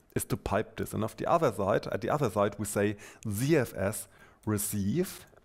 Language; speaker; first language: English; non-native, fluent; German